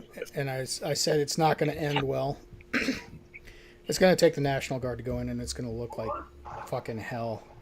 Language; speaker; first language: English; native; English